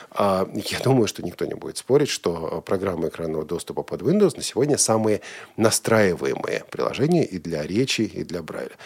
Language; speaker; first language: Russian; native; Russian